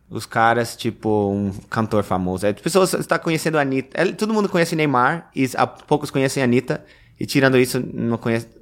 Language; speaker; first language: Portuguese; non-native, fluent; English